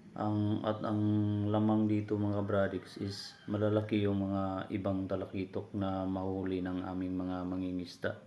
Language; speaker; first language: Filipino; non-native, local second language; Cebuano